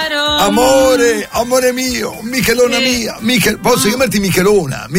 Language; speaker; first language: Italian; native; Italian